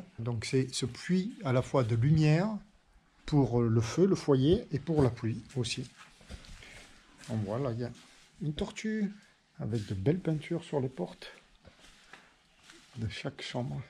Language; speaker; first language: French; native; French